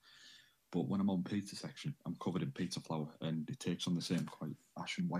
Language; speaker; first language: English; native; English